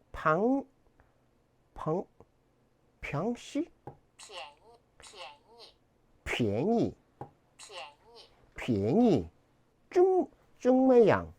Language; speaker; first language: Chinese; non-native, learner; Korean